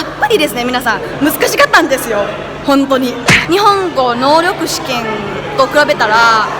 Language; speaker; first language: Japanese; non-native, fluent; Thai